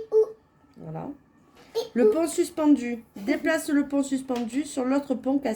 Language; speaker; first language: French; native; French